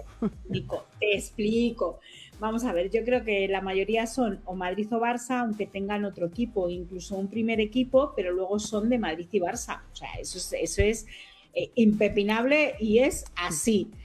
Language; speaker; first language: Spanish; native; Spanish